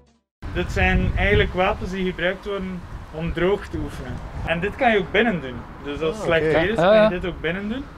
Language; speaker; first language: Dutch; native; Dutch